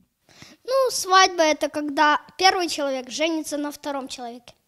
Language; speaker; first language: Russian; native; Russian